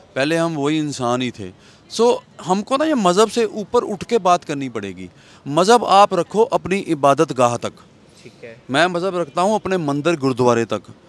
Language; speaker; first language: Hindi; native; Hindi